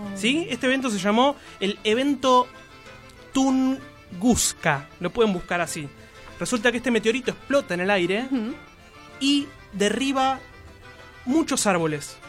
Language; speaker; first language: Spanish; native; Spanish